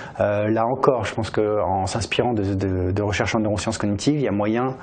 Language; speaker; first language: French; native; French